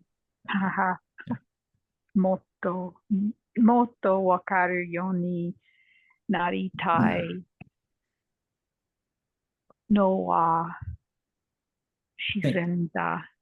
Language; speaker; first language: Japanese; non-native, learner; English